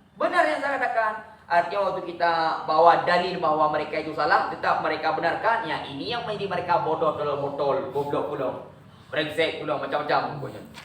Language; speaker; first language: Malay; non-native, local second language; Achinese